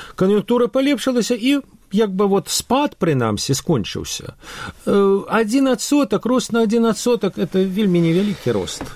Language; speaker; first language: Belarusian; non-native, local second language; Russian